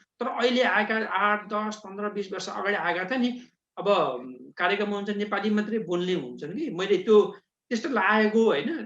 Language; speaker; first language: Nepali; native; Nepali